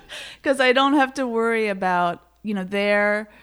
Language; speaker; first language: English; native; English